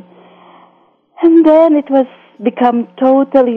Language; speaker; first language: English; non-native, local second language; Filipino